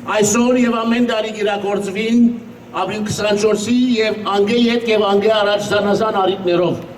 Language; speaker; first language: Armenian; early bilingual, other home language; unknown